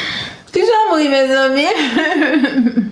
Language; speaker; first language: French; non-native, learner; Haitian Creole